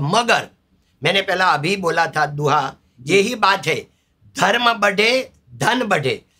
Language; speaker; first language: Hindi; non-native, local second language; Gujarati